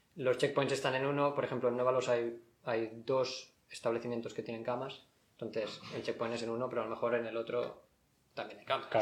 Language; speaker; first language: Spanish; native; Spanish